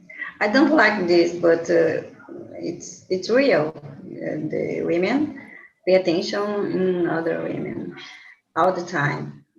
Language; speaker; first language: English; non-native, learner; Portuguese